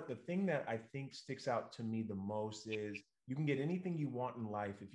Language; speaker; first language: English; native; English